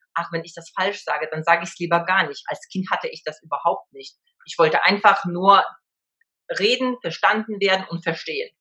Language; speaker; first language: German; early bilingual, other home language; Polish